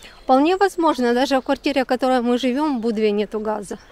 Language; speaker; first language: Russian; native; Russian